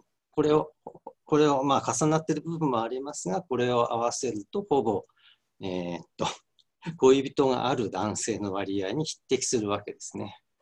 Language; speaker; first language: Japanese; native; Japanese